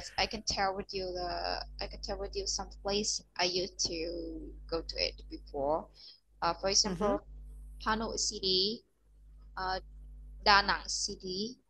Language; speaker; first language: English; non-native, learner; Vietnamese